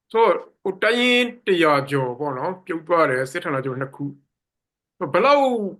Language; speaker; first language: Burmese; native; Burmese